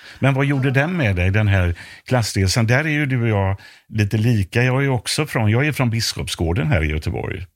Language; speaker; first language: Swedish; native; Swedish